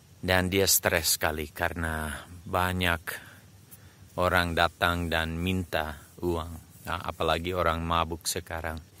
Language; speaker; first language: Indonesian; non-native, fluent; English